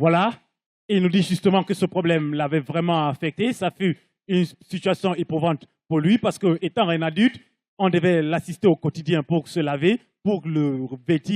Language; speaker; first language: French; non-native, local second language; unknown